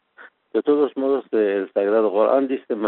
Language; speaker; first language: Spanish; non-native, fluent; Persian